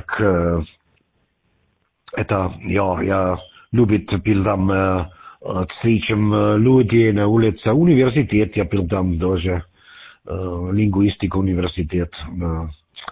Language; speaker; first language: Russian; non-native, learner; German